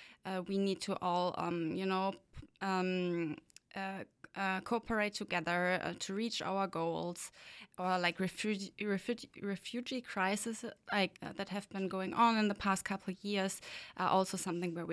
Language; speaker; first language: English; non-native, fluent; German